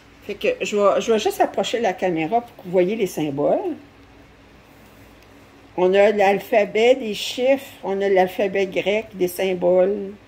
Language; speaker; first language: French; native; French